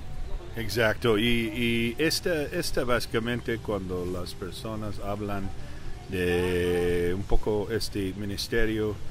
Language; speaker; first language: Spanish; early bilingual, heritage; English